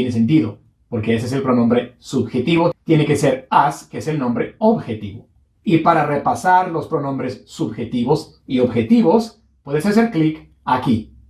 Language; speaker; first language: Spanish; non-native, fluent; English